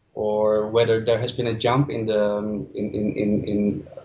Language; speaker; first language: English; non-native, fluent; Dutch